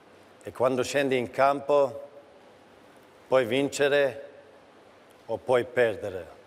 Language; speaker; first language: Italian; non-native, fluent; Swedish